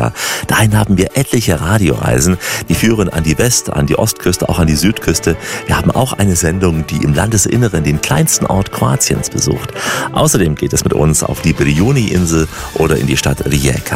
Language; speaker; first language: German; native; German